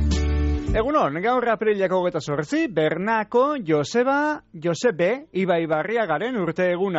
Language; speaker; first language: Basque; native; Basque